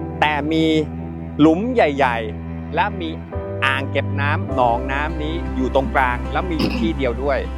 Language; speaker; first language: Thai; native; Thai